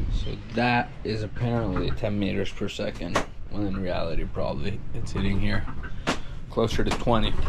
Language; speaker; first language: English; non-native, fluent; Finnish